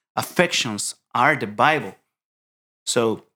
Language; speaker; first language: English; non-native, fluent; Spanish